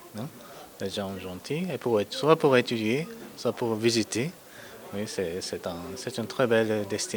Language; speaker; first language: French; non-native, fluent; Japanese